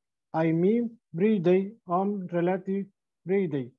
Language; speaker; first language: English; non-native, learner; Spanish